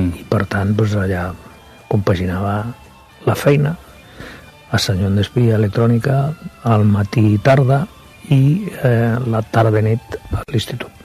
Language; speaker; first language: Catalan; non-native, local second language; Spanish